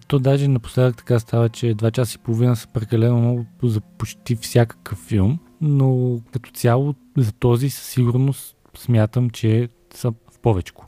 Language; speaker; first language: Bulgarian; native; Bulgarian